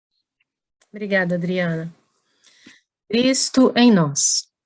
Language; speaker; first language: Portuguese; native; Portuguese